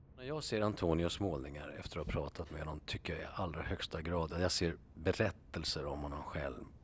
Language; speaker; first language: Swedish; native; Swedish